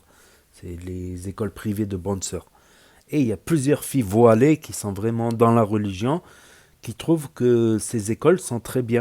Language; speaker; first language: French; native; French